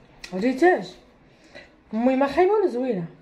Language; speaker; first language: Arabic; native; Arabic